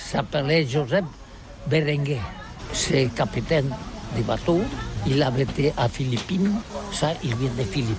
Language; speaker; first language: French; non-native, learner; Catalan